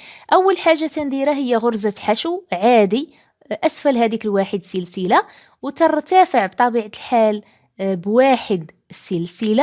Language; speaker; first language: Arabic; native; Arabic